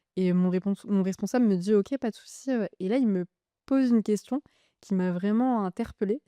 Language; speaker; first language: French; native; French